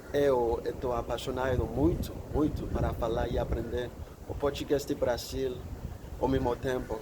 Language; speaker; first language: Portuguese; non-native, learner; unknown